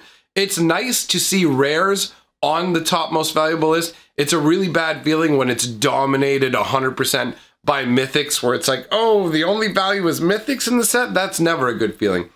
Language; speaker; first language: English; native; English